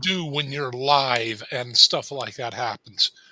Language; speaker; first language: English; native; English